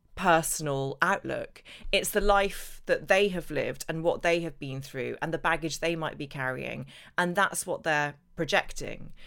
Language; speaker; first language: English; native; English